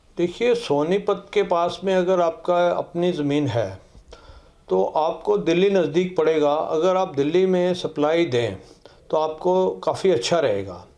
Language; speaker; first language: Hindi; non-native, local second language; Punjabi